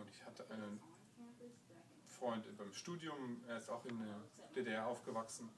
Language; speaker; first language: German; native; German